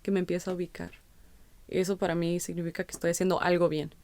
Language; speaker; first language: Spanish; early bilingual, heritage; Spanish